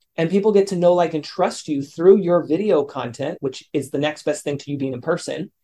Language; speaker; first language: English; native; English